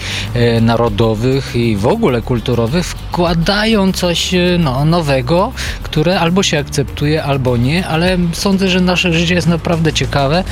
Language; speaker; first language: Polish; non-native, fluent; Bulgarian